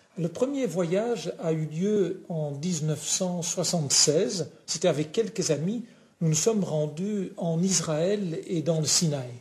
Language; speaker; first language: French; non-native, local second language; Dutch